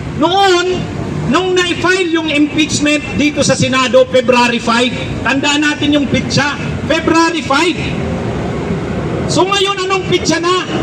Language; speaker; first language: Filipino; non-native, local second language; Bikol